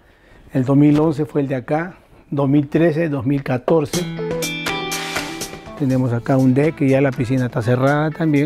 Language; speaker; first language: Spanish; native; Spanish